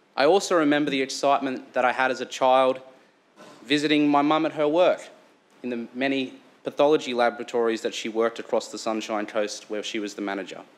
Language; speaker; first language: English; native; English